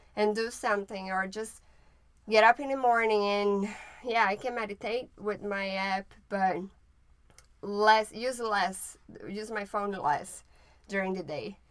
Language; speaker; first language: English; non-native, fluent; Portuguese